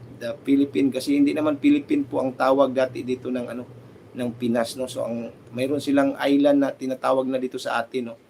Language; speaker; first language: Filipino; native; Filipino